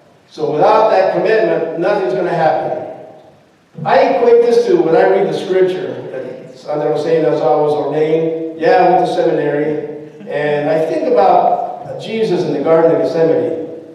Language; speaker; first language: English; early bilingual, other home language; Spanish